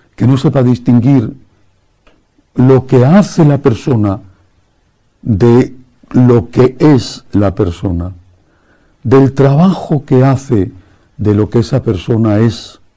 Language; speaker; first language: Spanish; native; Spanish